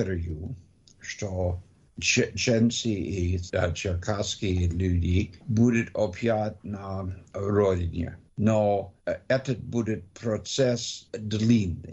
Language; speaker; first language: Russian; non-native, learner; English